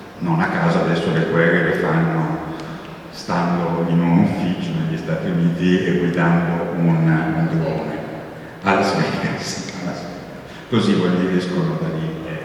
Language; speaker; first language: Italian; native; Italian